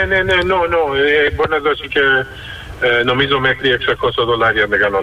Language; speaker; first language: Greek; early bilingual, heritage; Greek